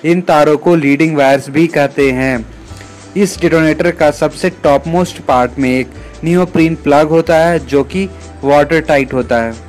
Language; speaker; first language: Hindi; native; Hindi